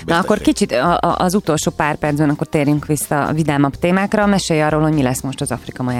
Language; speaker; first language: Hungarian; native; Hungarian